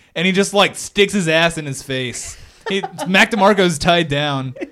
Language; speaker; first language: English; native; English